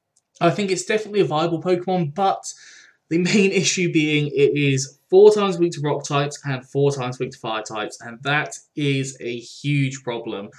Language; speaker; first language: English; native; English